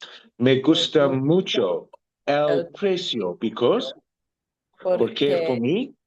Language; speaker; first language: Spanish; non-native, learner; English